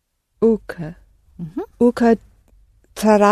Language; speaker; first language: Portuguese; non-native, learner; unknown